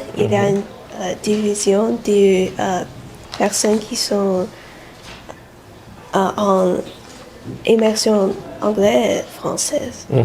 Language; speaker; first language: French; non-native, local second language; Chinese